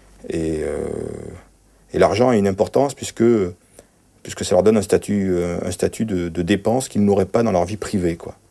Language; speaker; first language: French; native; French